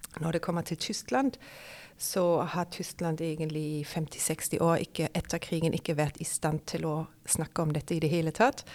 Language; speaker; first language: Norwegian; non-native, fluent; German